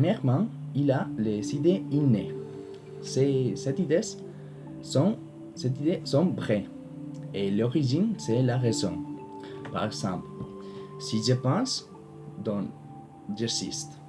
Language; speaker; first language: French; non-native, learner; Spanish